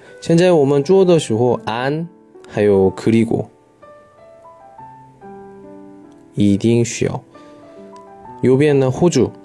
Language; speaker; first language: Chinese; non-native, learner; Korean